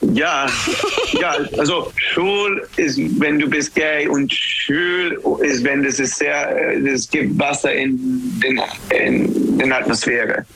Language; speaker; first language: German; non-native, learner; English